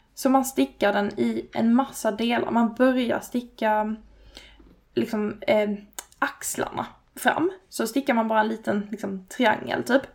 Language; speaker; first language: Swedish; native; Swedish